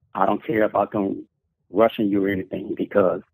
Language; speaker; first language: English; native; English